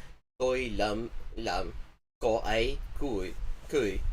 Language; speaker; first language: Vietnamese; non-native, learner; English